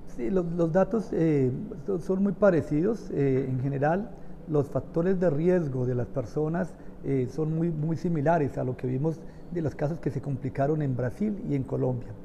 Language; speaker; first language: Spanish; native; Spanish